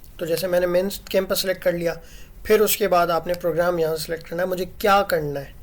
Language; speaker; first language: Urdu; non-native, local second language; Sindhi